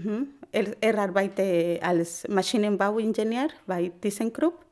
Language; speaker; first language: German; non-native, learner; Spanish